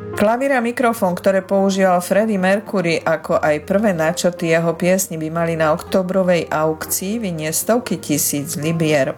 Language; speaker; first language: Slovak; early bilingual, heritage; Slovak